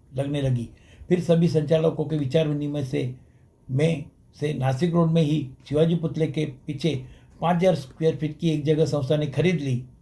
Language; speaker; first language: Hindi; non-native, local second language; Sindhi